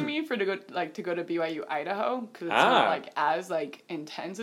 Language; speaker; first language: English; native; English